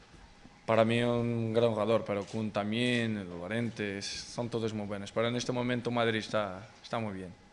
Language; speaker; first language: Spanish; non-native, fluent; Portuguese